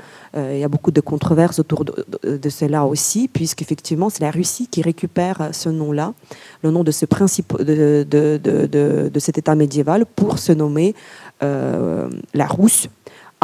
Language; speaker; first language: French; non-native, fluent; Ukrainian